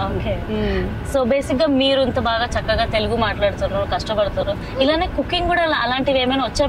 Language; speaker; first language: Telugu; native; Telugu